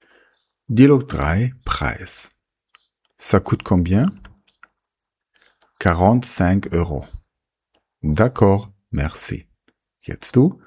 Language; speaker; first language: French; non-native, fluent; German